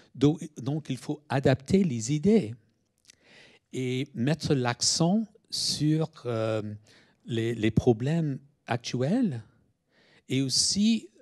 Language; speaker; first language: French; non-native, fluent; English